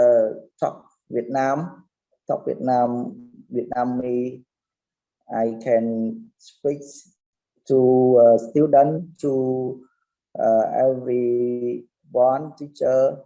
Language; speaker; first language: English; non-native, learner; Khmer